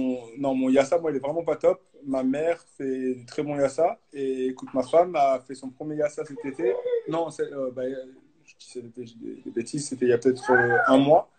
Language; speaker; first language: French; native; French